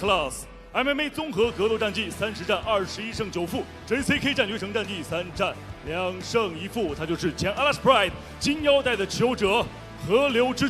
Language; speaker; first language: Chinese; native; Chinese